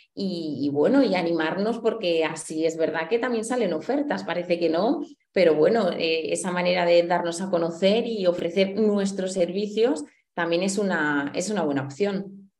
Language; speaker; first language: Spanish; native; Spanish